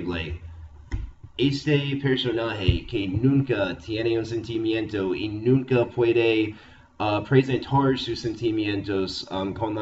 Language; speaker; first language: Spanish; non-native, fluent; English